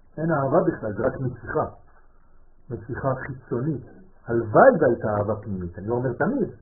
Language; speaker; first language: Hebrew; non-native, fluent; French